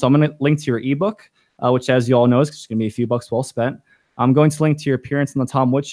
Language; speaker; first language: English; native; English